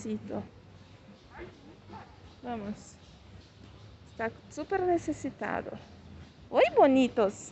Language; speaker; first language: Spanish; non-native, learner; Portuguese